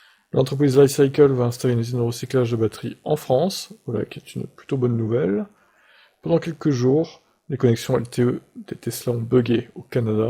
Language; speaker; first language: French; native; French